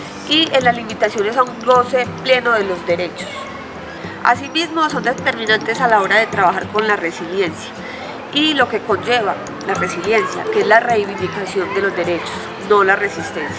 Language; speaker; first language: Spanish; native; Spanish